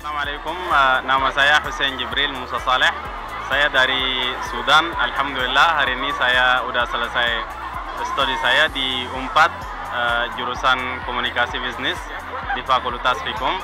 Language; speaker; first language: Indonesian; non-native, fluent; Arabic